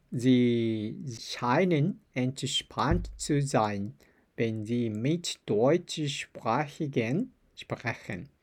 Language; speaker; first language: German; non-native, learner; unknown